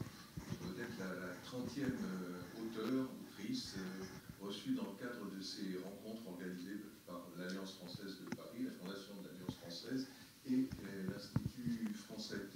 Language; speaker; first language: French; native; French